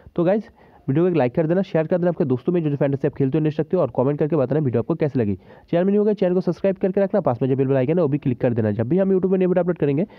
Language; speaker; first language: Hindi; native; Hindi